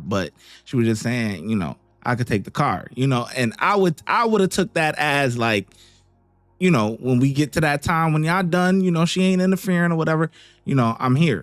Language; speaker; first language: English; native; English